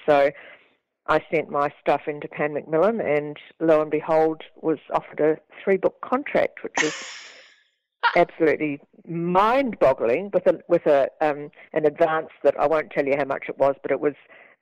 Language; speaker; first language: English; native; English